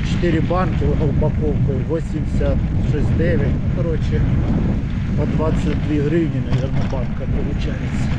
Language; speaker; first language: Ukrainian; native; Ukrainian